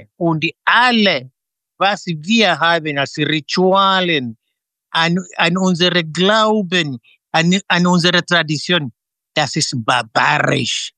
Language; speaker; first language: German; non-native, fluent; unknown